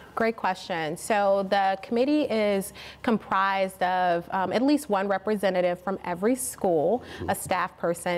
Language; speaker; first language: English; native; English